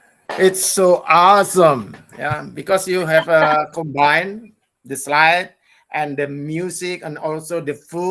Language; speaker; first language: English; non-native, learner; Indonesian